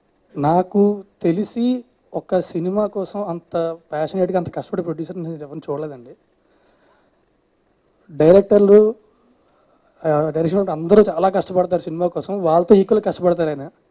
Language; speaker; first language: Telugu; native; Telugu